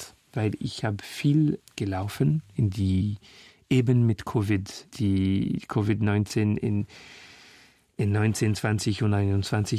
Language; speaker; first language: German; non-native, fluent; French